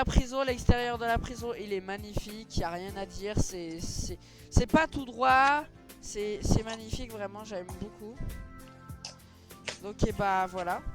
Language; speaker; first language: French; native; French